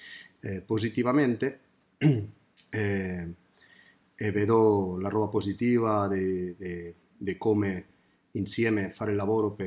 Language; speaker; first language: Italian; non-native, fluent; Spanish